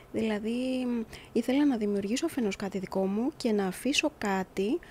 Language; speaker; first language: Greek; native; Greek